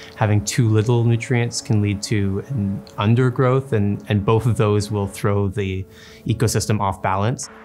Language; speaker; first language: English; native; English